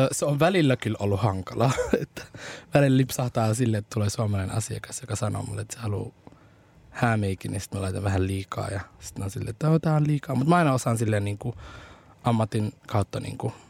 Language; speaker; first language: Finnish; early bilingual, other home language; Somali